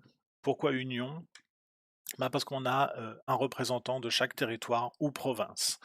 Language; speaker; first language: French; native; French